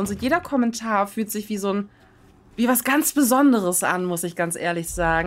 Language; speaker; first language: German; native; German